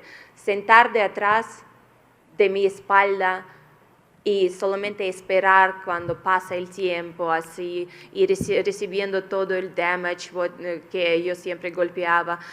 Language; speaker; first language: Spanish; non-native, fluent; Russian